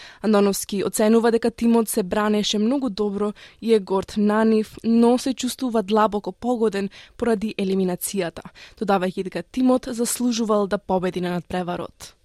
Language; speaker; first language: Macedonian; native; Macedonian